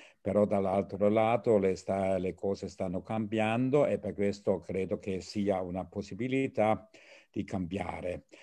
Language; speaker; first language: Italian; non-native, fluent; German